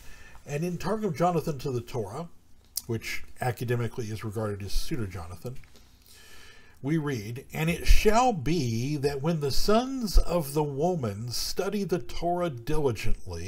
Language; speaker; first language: English; native; English